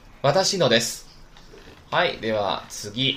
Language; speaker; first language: Japanese; non-native, fluent; Chinese